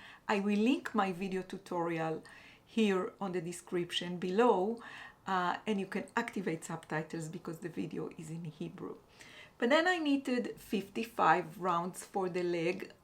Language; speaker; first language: English; non-native, fluent; Hebrew